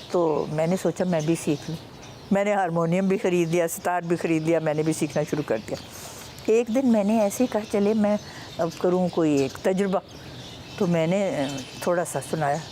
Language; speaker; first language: Urdu; non-native, local second language; Punjabi